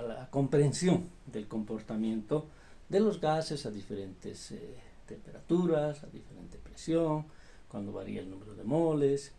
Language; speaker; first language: Spanish; native; Spanish